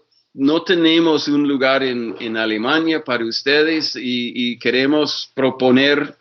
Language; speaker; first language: Spanish; non-native, fluent; English